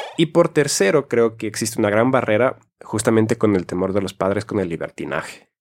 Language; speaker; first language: Spanish; early bilingual, heritage; Spanish